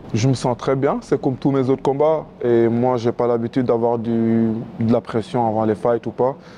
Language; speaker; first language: French; non-native, local second language; Wolof